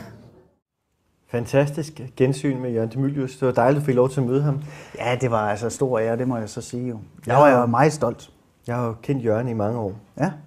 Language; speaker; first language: Danish; native; Danish